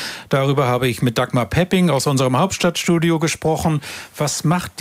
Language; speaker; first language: German; native; German